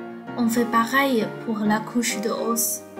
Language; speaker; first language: French; non-native, fluent; Chinese